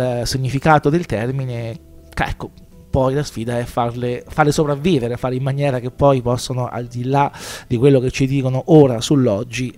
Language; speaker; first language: Italian; native; Italian